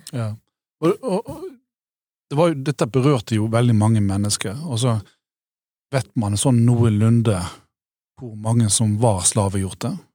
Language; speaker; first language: Norwegian; native; Norwegian